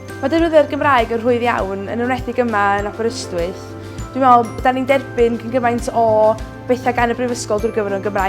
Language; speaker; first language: Welsh; native; Welsh